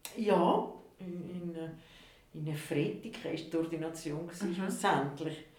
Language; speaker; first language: German; non-native, local second language; Italian